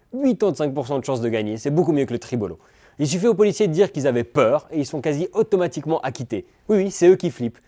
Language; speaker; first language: French; native; French